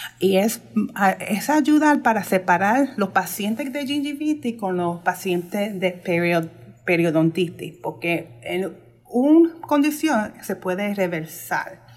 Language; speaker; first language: Spanish; early bilingual, heritage; Spanish